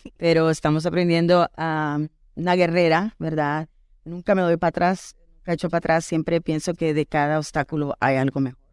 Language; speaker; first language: Spanish; early bilingual, heritage; Spanish